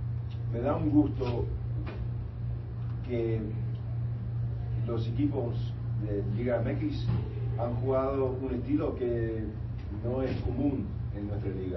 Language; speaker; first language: Spanish; early bilingual, heritage; Spanish